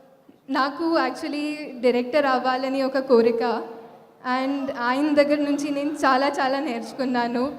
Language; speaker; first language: Telugu; non-native, fluent; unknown